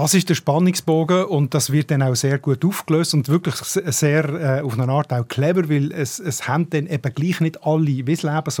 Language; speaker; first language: German; native; German